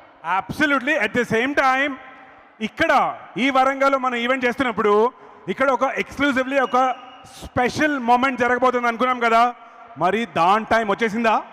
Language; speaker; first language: Telugu; native; Telugu